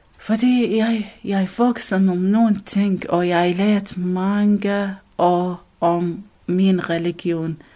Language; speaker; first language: Danish; non-native, learner; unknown